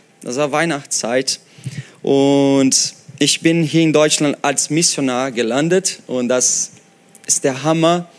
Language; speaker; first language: German; non-native, fluent; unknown